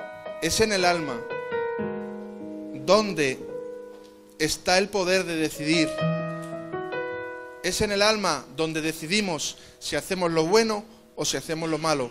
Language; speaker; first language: Spanish; native; Spanish